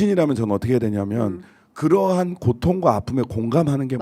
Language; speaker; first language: Korean; native; Korean